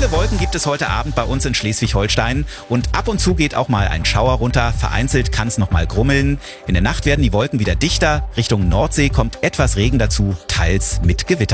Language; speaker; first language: German; native; German